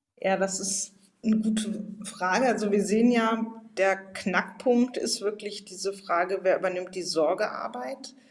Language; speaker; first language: German; native; German